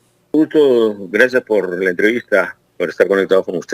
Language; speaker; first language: Spanish; native; Spanish